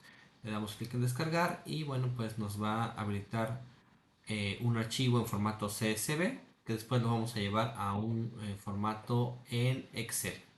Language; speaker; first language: Spanish; native; Spanish